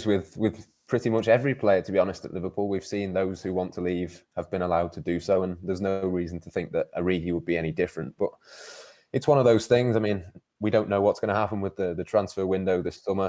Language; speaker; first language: English; native; English